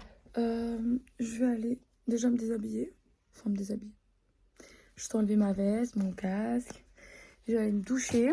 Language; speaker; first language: French; native; French